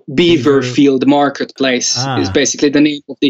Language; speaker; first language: English; non-native, fluent; Hungarian